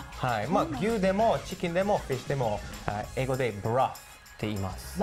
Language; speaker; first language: Japanese; non-native, fluent; English